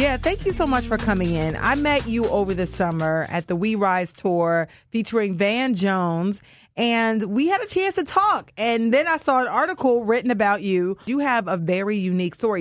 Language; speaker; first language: English; native; English